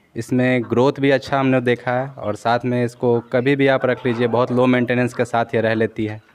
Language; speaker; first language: Hindi; native; Hindi